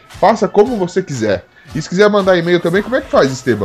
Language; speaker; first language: Portuguese; native; Portuguese